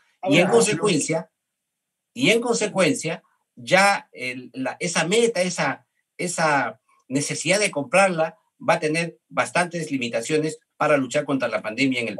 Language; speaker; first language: Spanish; native; Spanish